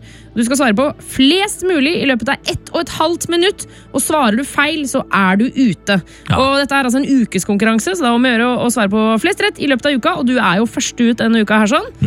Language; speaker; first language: Norwegian; native; Norwegian